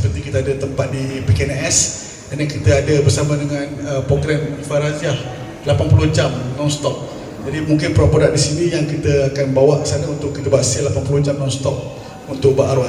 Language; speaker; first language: Malay; native; Malay